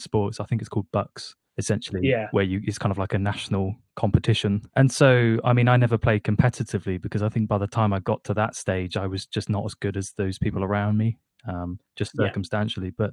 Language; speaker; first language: English; native; English